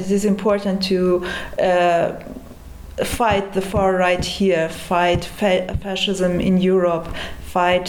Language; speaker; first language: English; non-native, fluent; Persian